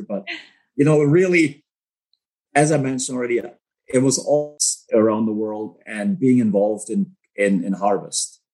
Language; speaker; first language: English; non-native, fluent; German